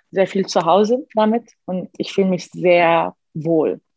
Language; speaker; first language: German; non-native, fluent; Arabic